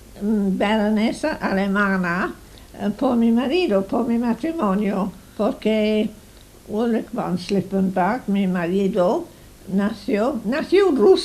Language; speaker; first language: Spanish; non-native, fluent; English